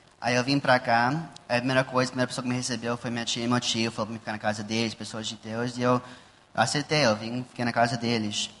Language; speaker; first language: Portuguese; early bilingual, heritage; Portuguese